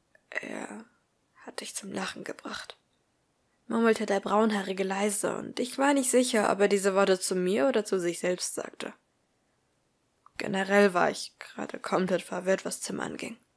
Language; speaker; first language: German; native; German